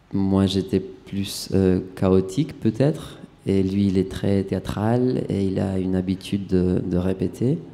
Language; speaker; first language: French; non-native, fluent; Spanish